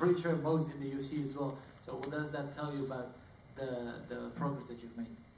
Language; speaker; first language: English; native; English